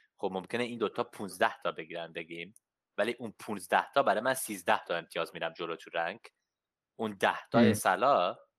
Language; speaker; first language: Persian; early bilingual, heritage; Persian